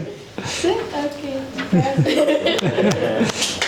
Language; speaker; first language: Spanish; non-native, learner; English